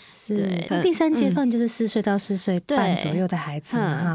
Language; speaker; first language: Chinese; native; Chinese